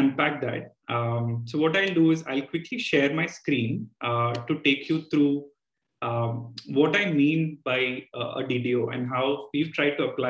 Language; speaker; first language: English; non-native, local second language; Telugu